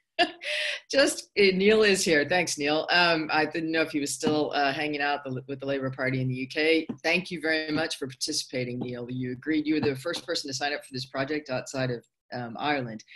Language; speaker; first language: English; native; English